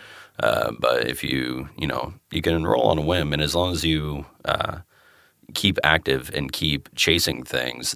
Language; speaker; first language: English; native; English